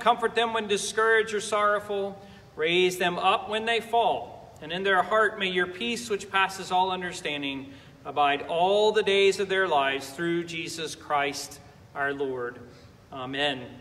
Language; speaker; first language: English; native; English